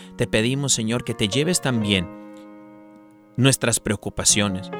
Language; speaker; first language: Spanish; early bilingual, heritage; Spanish